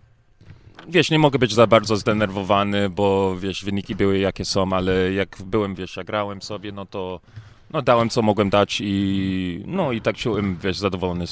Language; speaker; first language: Polish; early bilingual, heritage; English